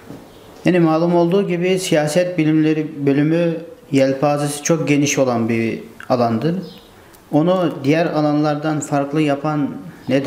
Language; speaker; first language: Turkish; non-native, fluent; Uyghur